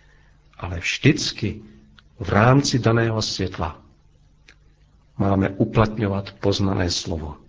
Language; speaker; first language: Czech; native; Czech